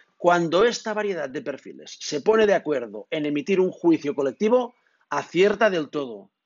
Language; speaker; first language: Spanish; non-native, local second language; Catalan